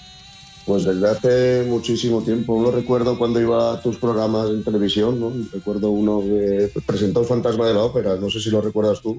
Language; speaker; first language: Spanish; native; Spanish